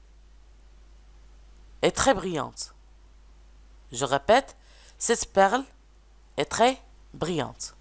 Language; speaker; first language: French; non-native, local second language; Arabic